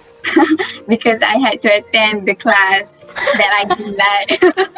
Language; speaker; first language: English; non-native, local second language; Malay